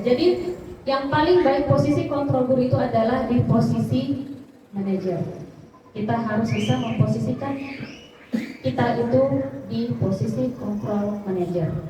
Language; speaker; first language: Indonesian; native; Indonesian